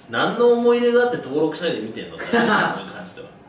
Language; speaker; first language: Japanese; native; Japanese